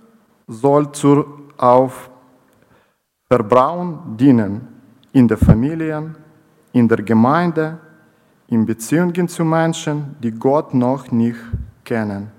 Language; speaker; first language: German; non-native, learner; Ukrainian